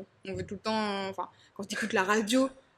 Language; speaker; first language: French; native; French